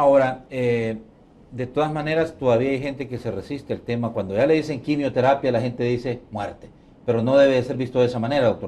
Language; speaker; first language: Spanish; native; Spanish